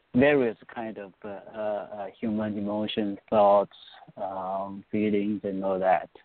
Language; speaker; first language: English; non-native, fluent; Chinese